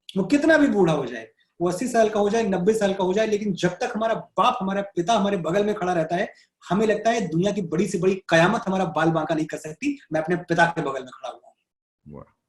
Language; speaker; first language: Hindi; native; Hindi